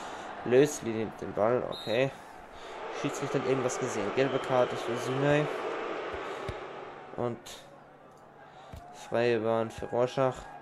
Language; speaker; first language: German; native; German